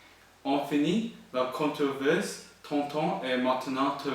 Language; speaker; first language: French; non-native, learner; English